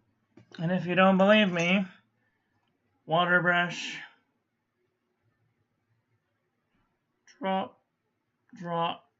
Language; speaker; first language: English; native; English